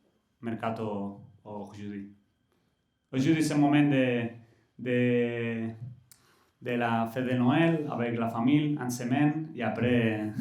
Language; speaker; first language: French; non-native, learner; Catalan